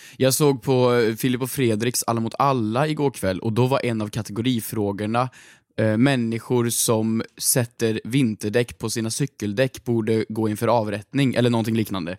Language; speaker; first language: Swedish; native; Swedish